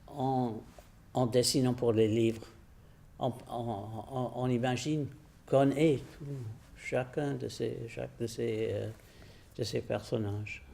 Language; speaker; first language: French; non-native, fluent; English